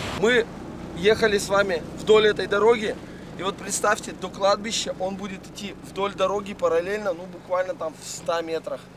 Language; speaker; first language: Russian; native; Russian